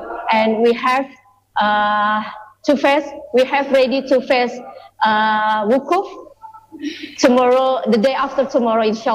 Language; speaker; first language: English; non-native, learner; Indonesian